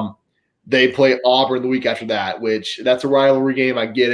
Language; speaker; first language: English; native; English